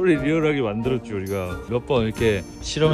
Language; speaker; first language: Korean; native; Korean